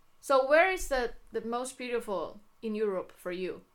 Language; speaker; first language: English; non-native, fluent; Chinese